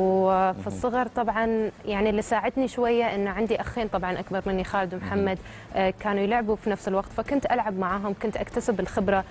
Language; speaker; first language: Arabic; native; Arabic